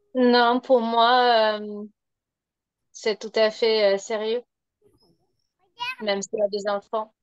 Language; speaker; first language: French; non-native, fluent; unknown